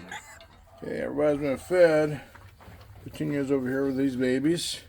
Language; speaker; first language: English; native; English